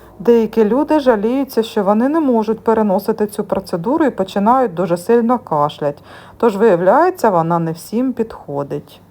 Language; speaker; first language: Ukrainian; non-native, local second language; Russian